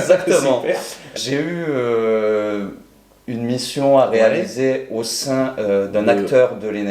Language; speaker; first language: French; native; French